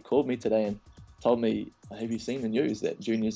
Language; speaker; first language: English; native; English